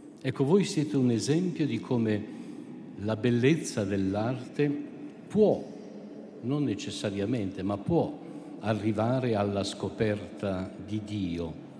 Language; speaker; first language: Italian; native; Italian